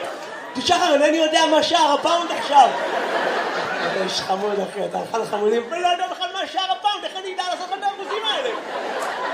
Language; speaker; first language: Hebrew; native; Hebrew